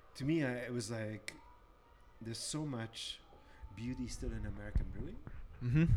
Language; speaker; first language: English; non-native, fluent; Dutch